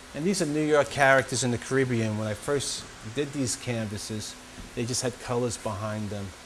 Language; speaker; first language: English; native; English